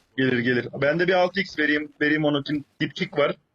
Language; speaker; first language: Turkish; native; Turkish